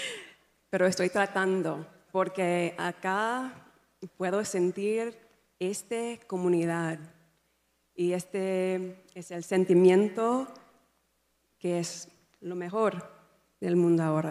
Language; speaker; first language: Spanish; non-native, learner; English